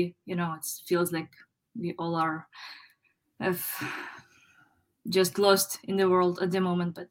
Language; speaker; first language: English; non-native, fluent; Ukrainian